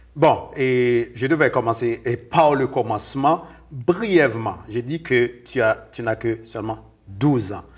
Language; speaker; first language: French; non-native, local second language; Haitian Creole